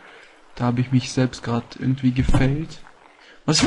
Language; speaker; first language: German; native; German